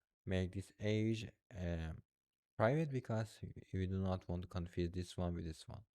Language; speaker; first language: English; non-native, fluent; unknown